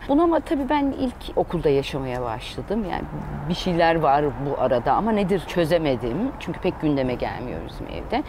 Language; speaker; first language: Turkish; early bilingual, heritage; Turkish